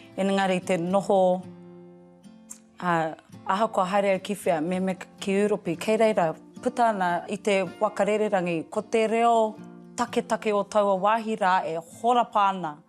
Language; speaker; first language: Māori; non-native, local second language; English